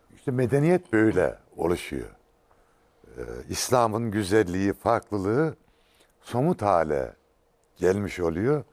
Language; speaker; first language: Turkish; native; Turkish